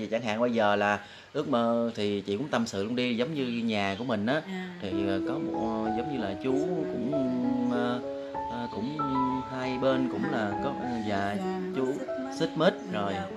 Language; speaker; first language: Vietnamese; native; Vietnamese